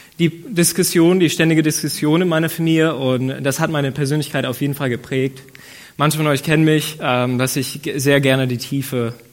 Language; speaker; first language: German; non-native, fluent; English